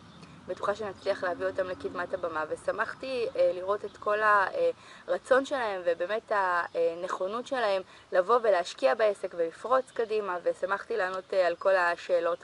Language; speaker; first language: Hebrew; native; Hebrew